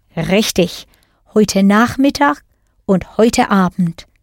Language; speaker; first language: German; non-native, fluent; English